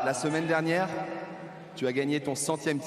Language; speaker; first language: French; native; French